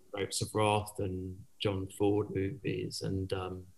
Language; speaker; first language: English; native; English